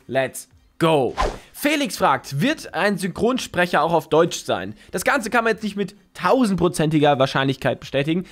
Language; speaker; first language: German; native; German